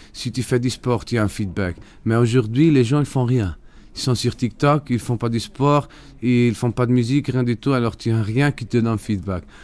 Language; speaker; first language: French; non-native, fluent; Spanish